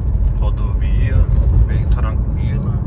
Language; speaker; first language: Portuguese; non-native, fluent; English